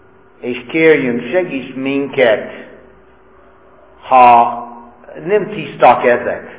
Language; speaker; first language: Hungarian; non-native, fluent; English